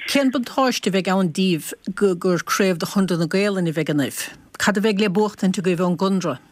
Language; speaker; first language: Irish; native; Irish